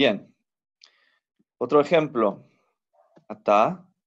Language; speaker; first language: Spanish; non-native, fluent; English